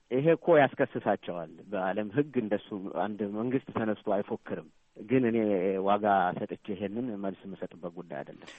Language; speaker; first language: Amharic; non-native, local second language; Tigrinya